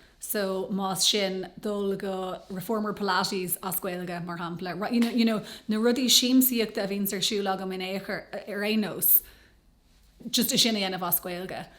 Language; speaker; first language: Irish; non-native, local second language; English